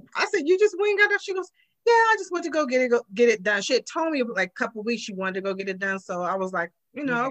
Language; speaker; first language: English; native; English